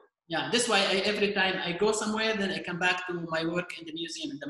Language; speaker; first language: English; non-native, fluent; Arabic